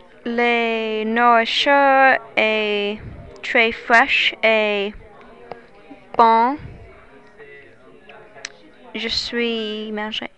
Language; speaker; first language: French; non-native, learner; English